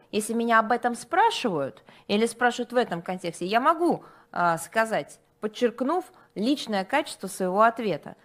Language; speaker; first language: Russian; native; Russian